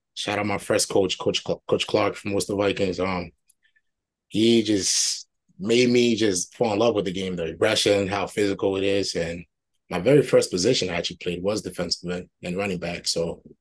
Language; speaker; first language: English; early bilingual, other home language; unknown